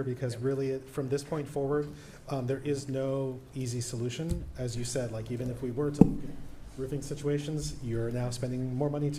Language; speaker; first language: English; native; English